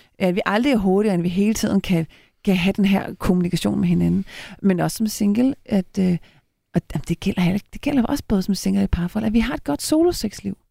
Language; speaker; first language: Danish; native; Danish